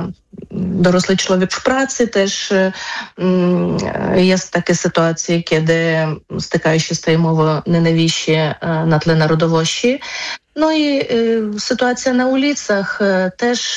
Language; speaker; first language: Polish; non-native, fluent; Ukrainian